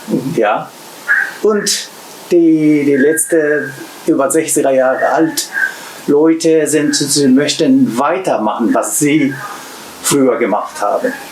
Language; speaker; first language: German; non-native, learner; Japanese